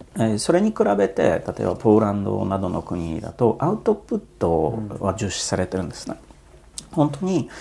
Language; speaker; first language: Japanese; non-native, fluent; Polish